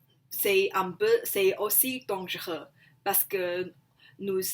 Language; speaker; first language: French; non-native, learner; Chinese